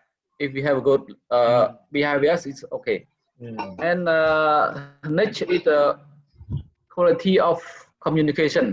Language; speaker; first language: English; non-native, learner; Khmer